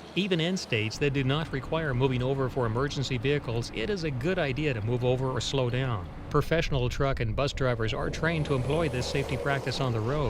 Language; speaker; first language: English; native; English